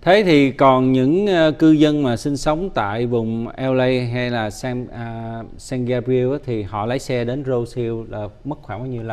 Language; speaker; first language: Vietnamese; early bilingual, heritage; Vietnamese